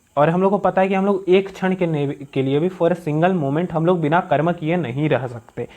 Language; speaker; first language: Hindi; native; Hindi